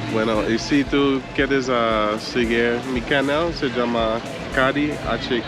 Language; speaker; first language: Spanish; non-native, learner; English